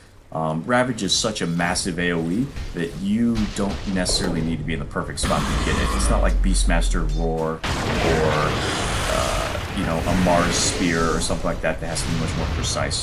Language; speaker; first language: English; native; English